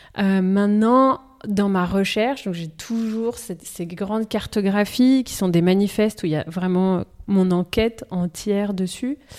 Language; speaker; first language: French; native; French